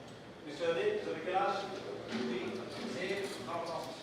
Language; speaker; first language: French; non-native, fluent; Indonesian